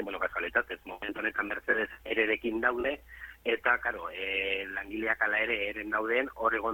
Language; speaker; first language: Basque; native; Basque